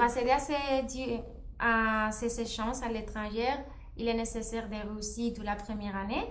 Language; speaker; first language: French; non-native, fluent; Spanish